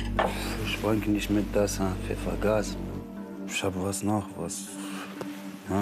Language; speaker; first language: German; non-native, learner; Arabic